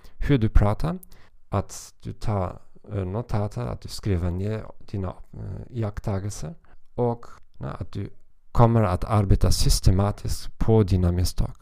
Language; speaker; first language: Swedish; non-native, learner; German